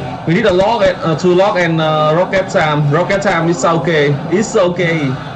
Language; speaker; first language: English; non-native, learner; Vietnamese